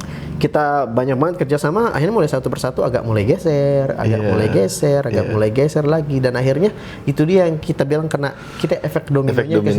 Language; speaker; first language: Indonesian; native; Indonesian